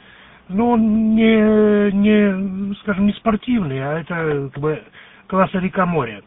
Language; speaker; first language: Russian; native; Russian